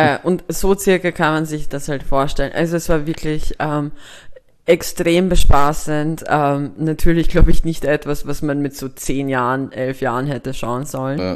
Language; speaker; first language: German; native; German